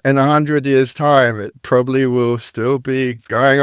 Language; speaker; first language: English; native; English